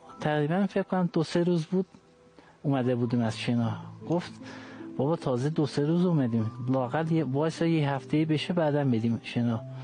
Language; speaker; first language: Persian; non-native, local second language; Azerbaijani